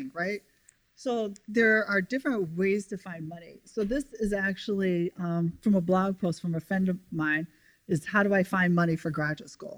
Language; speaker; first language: English; native; English